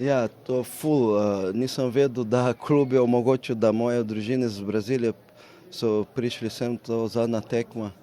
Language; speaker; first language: Slovenian; non-native, learner; Portuguese